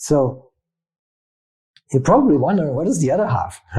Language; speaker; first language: English; non-native, fluent; German